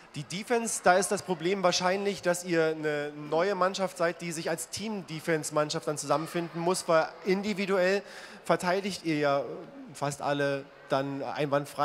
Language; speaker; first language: German; native; German